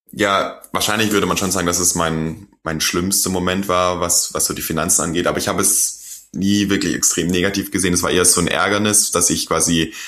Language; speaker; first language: German; non-native, fluent; Korean